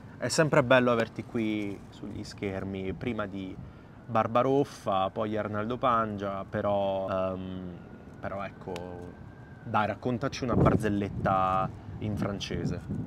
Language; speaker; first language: Italian; native; Italian